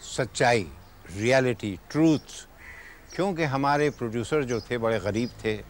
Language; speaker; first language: Hindi; non-native, local second language; Telugu